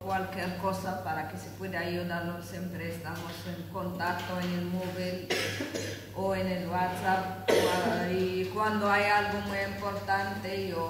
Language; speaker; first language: Spanish; non-native, learner; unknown